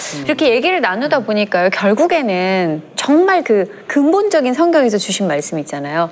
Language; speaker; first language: Korean; native; Korean